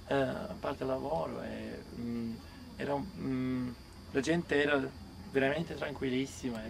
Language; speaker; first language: Italian; non-native, fluent; Serbian